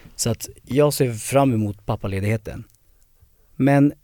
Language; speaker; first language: Swedish; native; Swedish